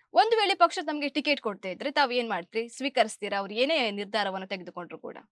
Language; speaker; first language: Kannada; native; Kannada